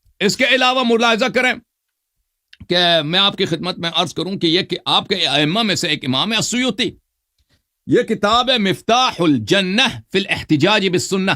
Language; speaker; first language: Urdu; non-native, fluent; Persian